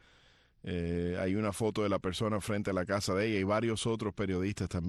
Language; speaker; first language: Spanish; early bilingual, heritage; Spanish